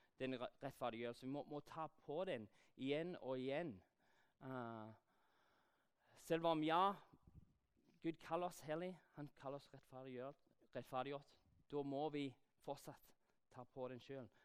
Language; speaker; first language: Norwegian; non-native, fluent; English